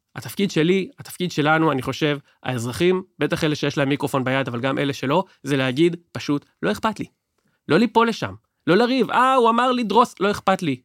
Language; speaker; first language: Hebrew; native; Hebrew